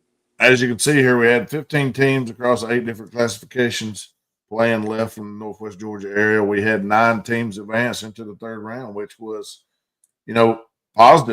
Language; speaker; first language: English; native; English